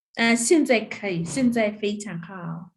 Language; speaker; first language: Chinese; non-native, learner; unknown